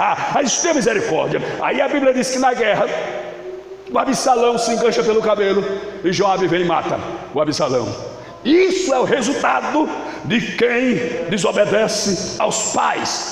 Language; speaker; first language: Portuguese; native; Portuguese